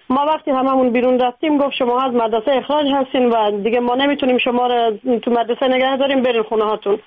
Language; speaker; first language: Persian; native; Persian